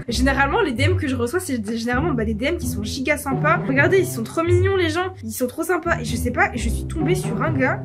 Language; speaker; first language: French; native; French